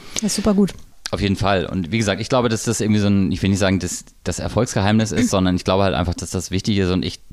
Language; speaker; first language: German; native; German